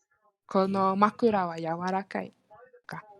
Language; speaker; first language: Japanese; non-native, fluent; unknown